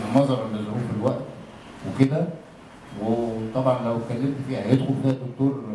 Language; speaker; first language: Egyptian Arabic; non-native, local second language; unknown